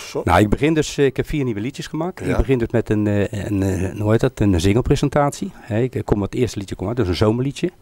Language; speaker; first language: Dutch; native; Dutch